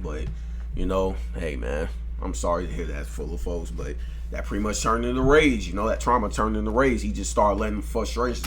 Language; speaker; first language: English; native; English